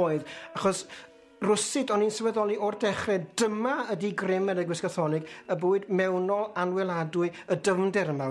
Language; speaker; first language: Welsh; native; Welsh